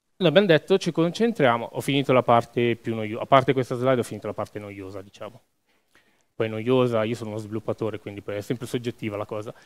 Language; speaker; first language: Italian; native; Italian